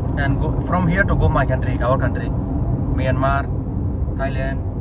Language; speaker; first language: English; non-native, learner; Bangla